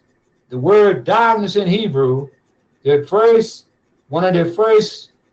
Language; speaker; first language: English; native; English